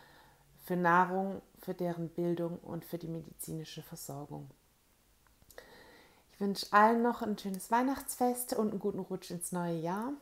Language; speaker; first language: German; native; German